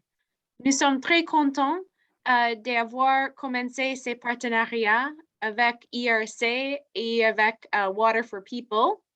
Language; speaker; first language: French; non-native, fluent; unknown